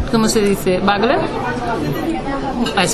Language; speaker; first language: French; non-native, learner; Spanish